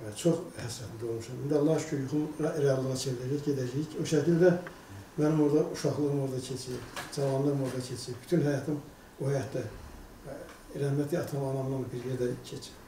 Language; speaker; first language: Azerbaijani; native; Azerbaijani